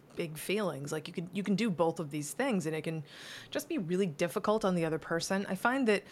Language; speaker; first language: English; native; English